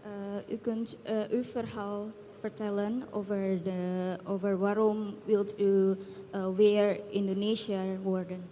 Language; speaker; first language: Dutch; non-native, learner; Indonesian